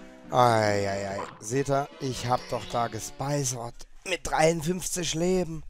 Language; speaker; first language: German; native; German